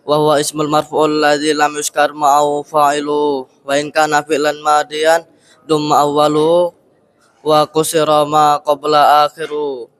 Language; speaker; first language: Arabic; non-native, fluent; Indonesian